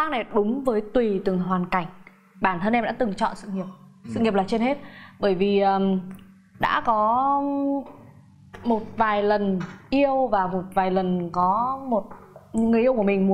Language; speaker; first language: Vietnamese; native; Vietnamese